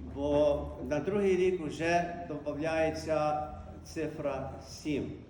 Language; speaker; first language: Ukrainian; native; Ukrainian